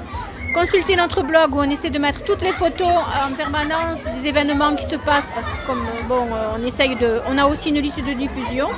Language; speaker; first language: French; native; French